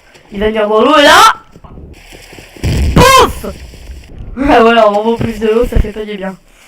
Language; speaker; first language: French; native; French